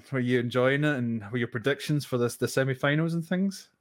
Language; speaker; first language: English; native; English